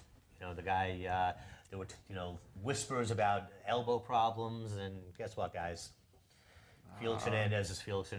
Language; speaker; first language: English; native; English